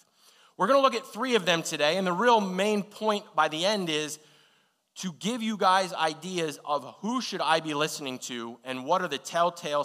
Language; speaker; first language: English; native; English